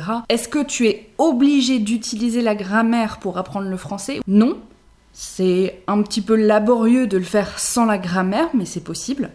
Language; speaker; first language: French; native; French